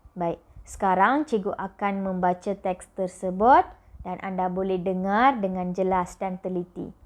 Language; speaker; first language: Malay; non-native, local second language; Tamil